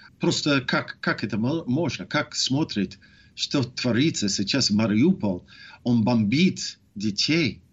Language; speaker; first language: Russian; non-native, fluent; English